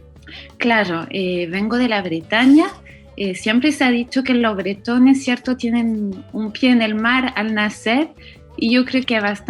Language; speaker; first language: Spanish; non-native, fluent; French